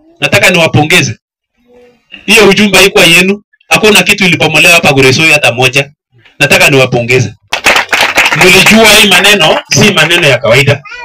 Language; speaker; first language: Swahili; non-native, local second language; Kalenjin